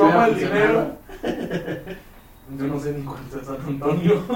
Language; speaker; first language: Spanish; native; Spanish